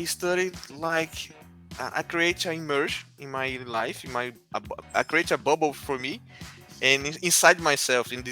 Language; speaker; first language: English; non-native, learner; Portuguese